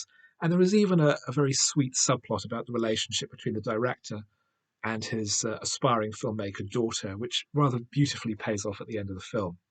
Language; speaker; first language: English; native; English